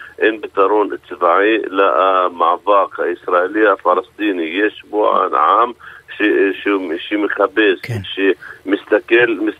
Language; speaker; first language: Hebrew; non-native, local second language; Arabic